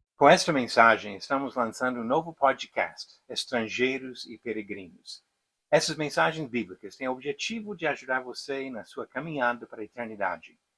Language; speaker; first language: Portuguese; non-native, fluent; English